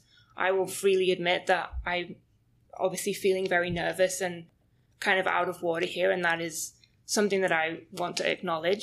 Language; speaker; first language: English; native; English